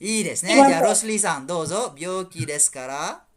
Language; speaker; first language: Japanese; non-native, fluent; Malay